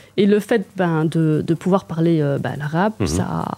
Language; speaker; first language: French; native; French